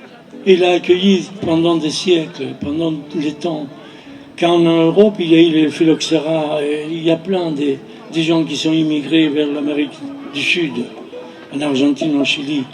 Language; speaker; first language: French; non-native, fluent; Spanish